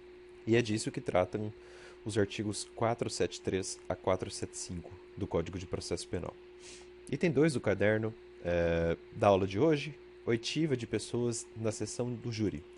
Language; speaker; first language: Portuguese; native; Portuguese